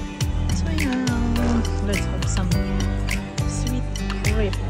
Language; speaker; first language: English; non-native, learner; Filipino